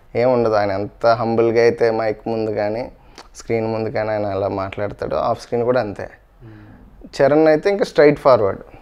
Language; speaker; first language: Telugu; native; Telugu